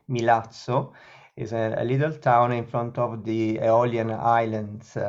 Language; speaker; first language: English; non-native, learner; Italian